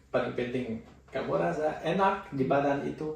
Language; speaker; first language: Indonesian; non-native, fluent; German